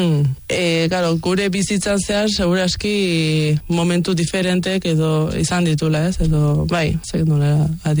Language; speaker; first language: Basque; early bilingual, other home language; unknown